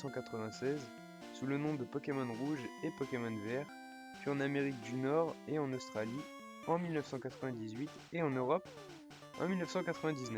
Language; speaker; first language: French; native; French